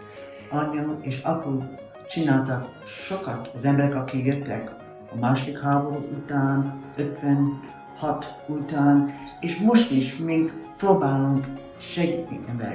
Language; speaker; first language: Hungarian; early bilingual, heritage; Hungarian